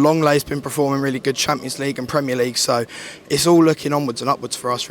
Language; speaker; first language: English; native; English